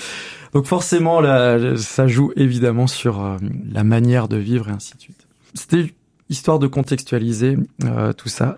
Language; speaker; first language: French; native; French